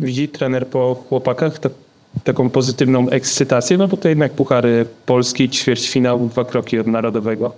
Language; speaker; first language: Polish; native; Polish